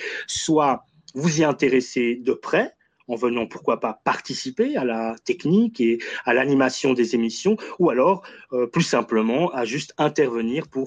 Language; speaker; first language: French; native; French